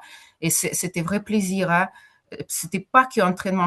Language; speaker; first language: French; non-native, fluent; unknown